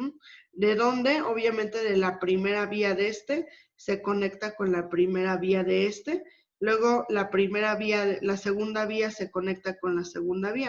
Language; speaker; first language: Spanish; native; Spanish